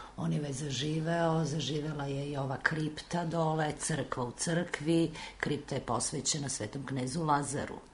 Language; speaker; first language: Serbian; native; Serbian